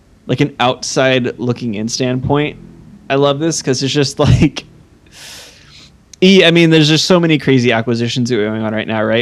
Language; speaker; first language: English; native; English